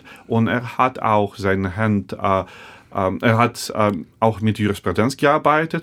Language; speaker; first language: German; non-native, fluent; Russian